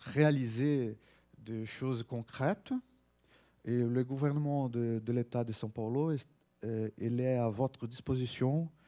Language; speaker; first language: French; non-native, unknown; Portuguese